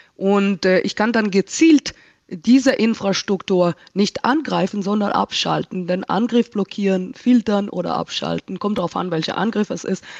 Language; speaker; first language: German; non-native, fluent; Hebrew